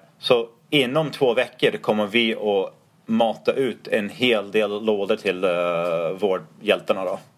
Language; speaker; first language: Swedish; non-native, fluent; English